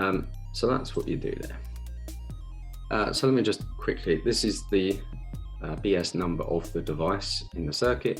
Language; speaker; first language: English; native; English